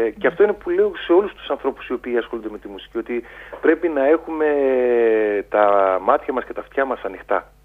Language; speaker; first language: Greek; native; Greek